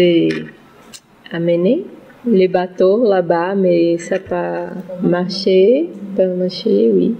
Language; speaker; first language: French; non-native, learner; Portuguese